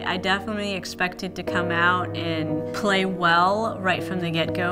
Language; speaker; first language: English; native; English